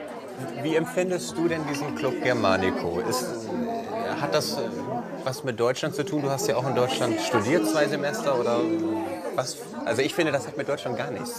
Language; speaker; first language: German; native; German